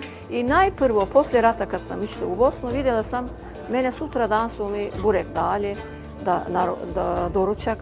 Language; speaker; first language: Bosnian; early bilingual, heritage; Bosnian